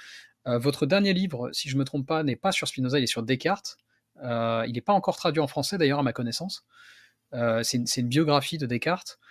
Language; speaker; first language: French; native; French